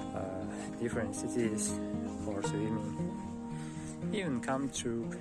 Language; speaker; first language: English; non-native, learner; Uzbek